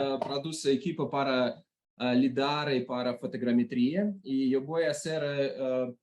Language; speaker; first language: Spanish; non-native, learner; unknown